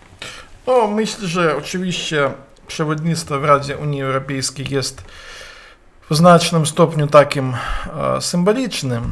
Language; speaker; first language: Polish; non-native, learner; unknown